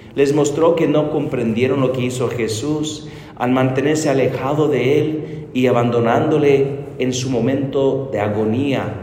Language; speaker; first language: Spanish; non-native, fluent; English